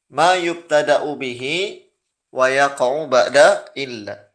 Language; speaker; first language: Arabic; non-native, fluent; Indonesian